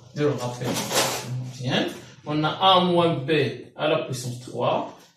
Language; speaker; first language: French; non-native, local second language; Arabic